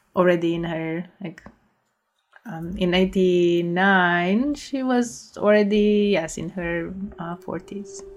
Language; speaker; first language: English; non-native, fluent; Romanian